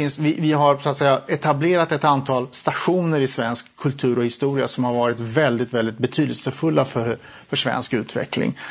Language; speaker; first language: Swedish; early bilingual, other home language; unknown